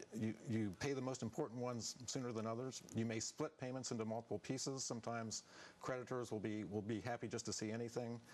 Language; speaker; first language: English; native; English